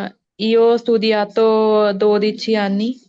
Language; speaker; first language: Italian; non-native, learner; Hindi